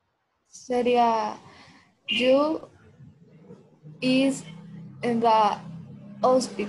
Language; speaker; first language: English; non-native, learner; Spanish